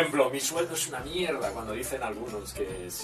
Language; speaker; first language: Spanish; native; Spanish